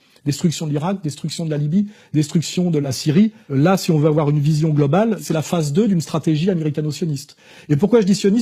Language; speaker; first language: French; native; French